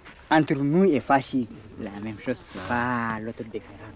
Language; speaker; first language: French; non-native, learner; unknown